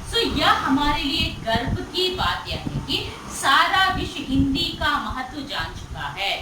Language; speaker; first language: Hindi; non-native, local second language; Telugu